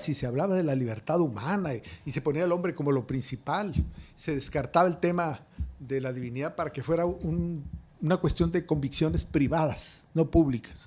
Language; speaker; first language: Spanish; native; Spanish